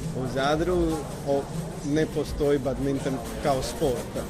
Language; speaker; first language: Croatian; non-native, learner; Punjabi